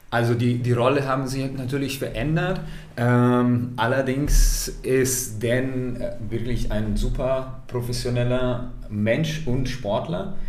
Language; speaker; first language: German; non-native, fluent; Italian